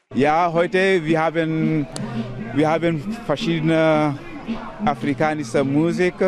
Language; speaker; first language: German; non-native, learner; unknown